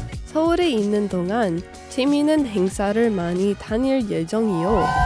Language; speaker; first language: Korean; non-native, fluent; English